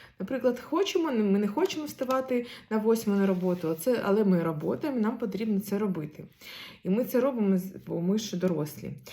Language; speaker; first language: Ukrainian; non-native, local second language; Russian